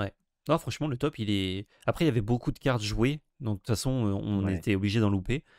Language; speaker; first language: French; native; French